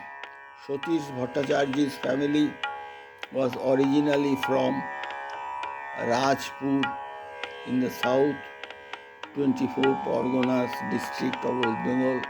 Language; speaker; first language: English; non-native, local second language; Bangla